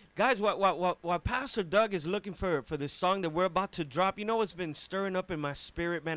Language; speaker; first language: English; early bilingual, other home language; Spanish